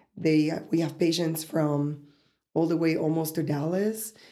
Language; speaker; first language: English; early bilingual, other home language; Spanish